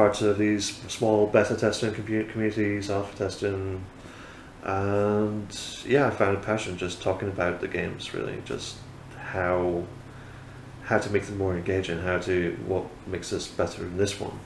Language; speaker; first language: English; native; English